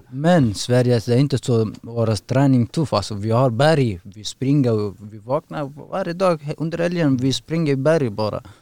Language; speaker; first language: Swedish; non-native, learner; Persian